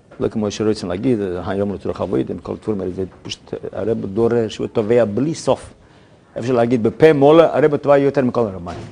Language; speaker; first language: Hebrew; non-native, fluent; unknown